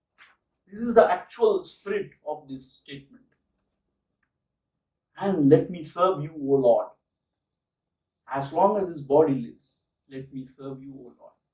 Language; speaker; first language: English; non-native, local second language; Tamil